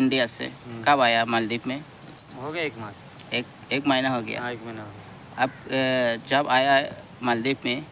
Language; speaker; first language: Hindi; non-native, learner; Bangla